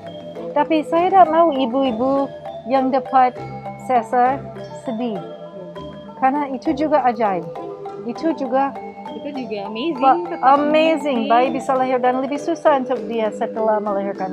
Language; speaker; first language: Indonesian; non-native, learner; English